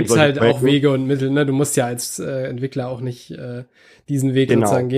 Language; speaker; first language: German; native; German